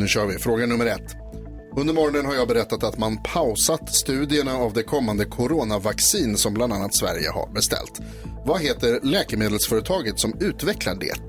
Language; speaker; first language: Swedish; native; Swedish